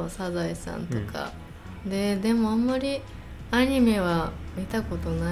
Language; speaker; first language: Japanese; non-native, fluent; English